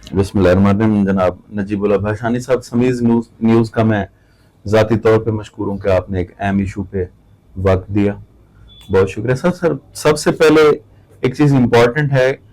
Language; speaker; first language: Urdu; non-native, local second language; Saraiki